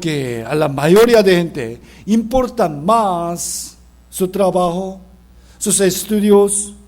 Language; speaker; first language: Spanish; non-native, fluent; Korean